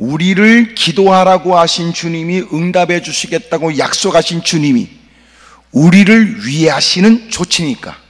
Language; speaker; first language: Korean; native; Korean